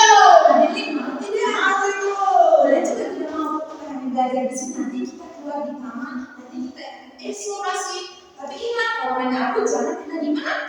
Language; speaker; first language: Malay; non-native, local second language; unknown